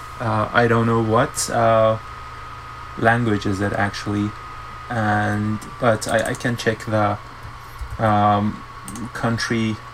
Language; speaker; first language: English; non-native, fluent; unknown